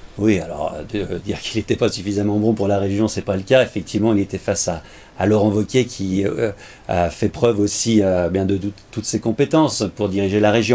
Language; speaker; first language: French; native; French